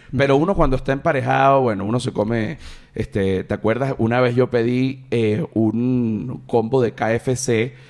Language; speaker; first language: Spanish; native; Spanish